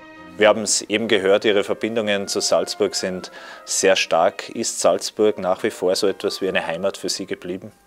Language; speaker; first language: German; native; German